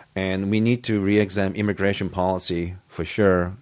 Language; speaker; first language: English; early bilingual, other home language; Japanese